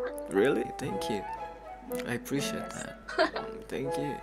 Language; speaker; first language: English; non-native, fluent; Indonesian